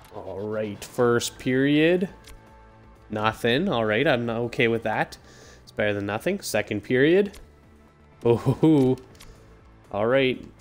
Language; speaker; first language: English; native; English